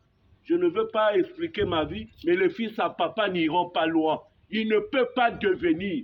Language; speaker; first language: French; native; French